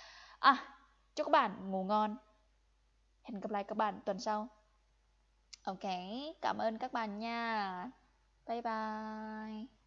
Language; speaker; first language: Vietnamese; non-native, fluent; Lao